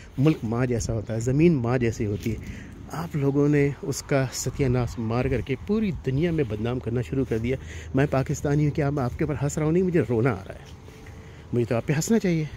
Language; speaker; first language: Hindi; native; Hindi